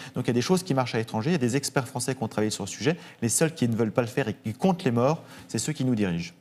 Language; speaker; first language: French; native; French